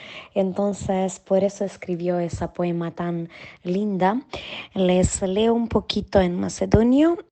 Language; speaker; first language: Spanish; non-native, fluent; Macedonian